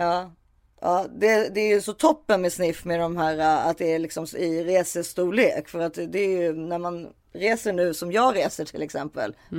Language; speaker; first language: Swedish; native; Swedish